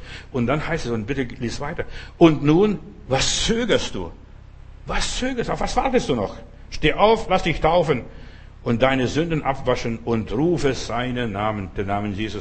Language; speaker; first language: German; non-native, fluent; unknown